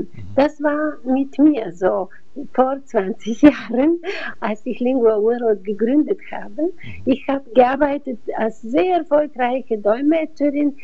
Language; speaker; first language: German; non-native, fluent; Bulgarian